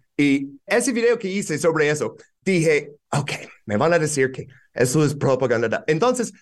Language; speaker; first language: Spanish; non-native, fluent; English